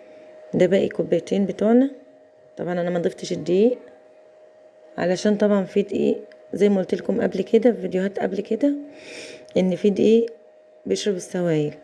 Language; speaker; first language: Arabic; native; Arabic